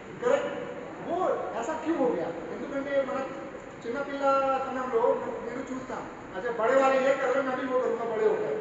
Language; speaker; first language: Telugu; non-native, local second language; Hindi